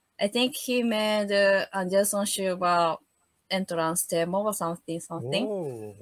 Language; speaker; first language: English; non-native, learner; Japanese